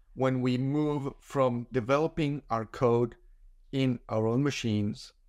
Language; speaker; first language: English; non-native, fluent; Spanish